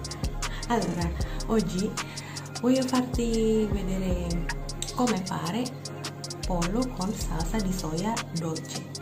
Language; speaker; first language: Italian; non-native, learner; Indonesian